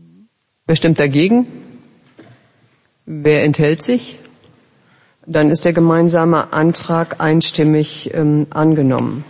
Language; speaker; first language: German; native; German